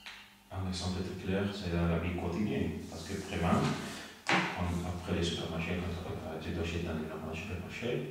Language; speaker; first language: French; non-native, learner; Spanish